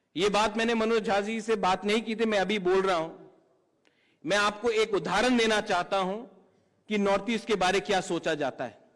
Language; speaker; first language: Hindi; non-native, local second language; Kok Borok